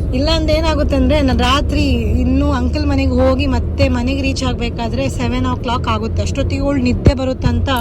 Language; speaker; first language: Kannada; non-native, local second language; Tulu